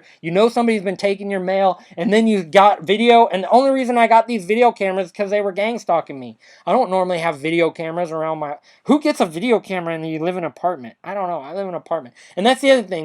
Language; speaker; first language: English; native; English